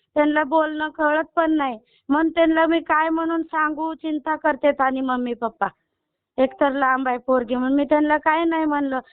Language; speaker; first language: Marathi; native; Marathi